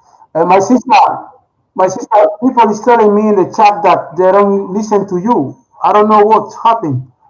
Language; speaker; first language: English; non-native, learner; Spanish